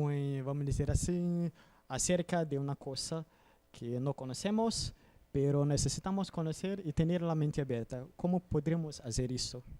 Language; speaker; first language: Spanish; non-native, learner; Portuguese